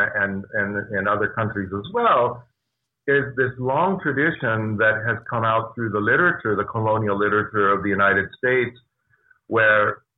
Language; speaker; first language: English; native; English